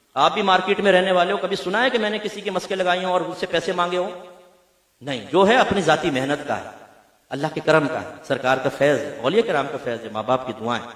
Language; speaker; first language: Urdu; native; Urdu